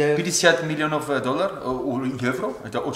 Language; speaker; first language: Russian; non-native, learner; German